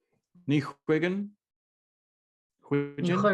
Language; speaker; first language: Irish; non-native, learner; Dutch